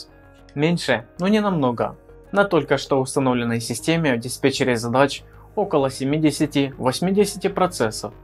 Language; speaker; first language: Russian; native; Russian